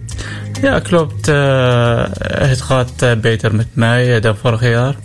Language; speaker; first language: Dutch; non-native, learner; Arabic